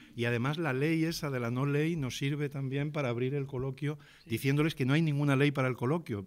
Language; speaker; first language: Spanish; native; Spanish